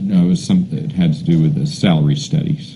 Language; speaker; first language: English; native; English